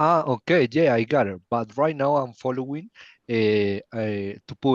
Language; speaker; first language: English; non-native, learner; Spanish